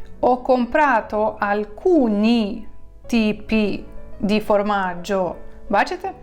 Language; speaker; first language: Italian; non-native, fluent; Ukrainian